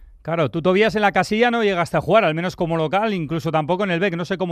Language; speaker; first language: Spanish; native; Spanish